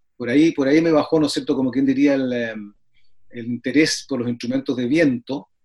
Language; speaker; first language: Spanish; native; Spanish